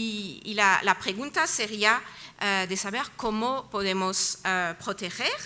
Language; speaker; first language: Spanish; non-native, fluent; French